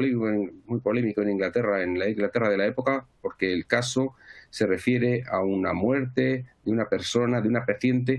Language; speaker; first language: Spanish; native; Spanish